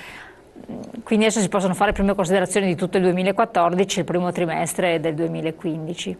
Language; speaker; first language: Italian; native; Italian